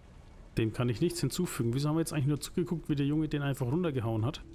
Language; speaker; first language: German; native; German